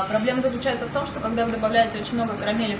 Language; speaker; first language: Russian; native; Russian